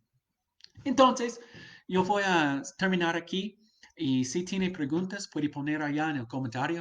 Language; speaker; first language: Spanish; non-native, fluent; English